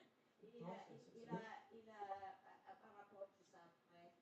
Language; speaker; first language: French; non-native, fluent; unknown